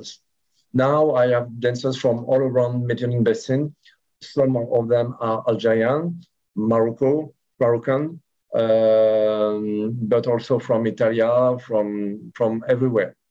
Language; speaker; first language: English; non-native, learner; French